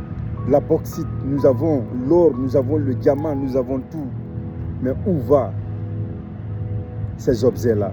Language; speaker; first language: French; non-native, local second language; Fula